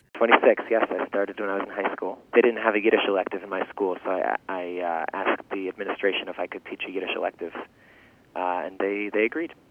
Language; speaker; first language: English; early bilingual, other home language; Yiddish